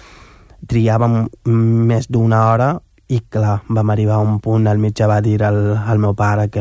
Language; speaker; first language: Catalan; non-native, local second language; Wolof